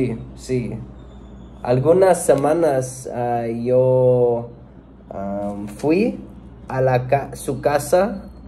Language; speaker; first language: Spanish; non-native, learner; English